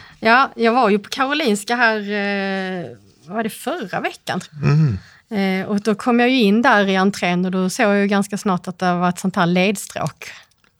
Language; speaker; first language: Swedish; native; Swedish